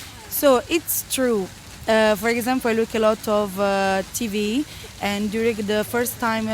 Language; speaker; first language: English; non-native, learner; Italian